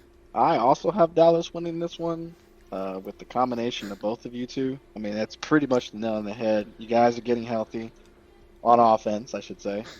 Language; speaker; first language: English; native; English